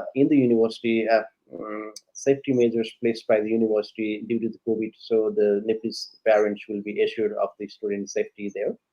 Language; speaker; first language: English; non-native, local second language; Nepali